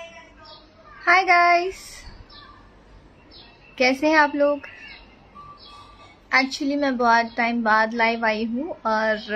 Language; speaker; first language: Hindi; native; Hindi